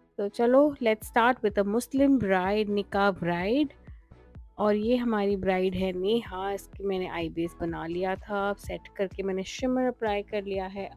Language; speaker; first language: Hindi; native; Hindi